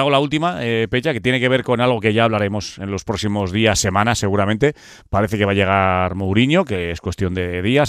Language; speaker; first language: Spanish; native; Spanish